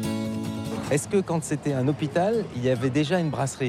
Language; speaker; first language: French; native; French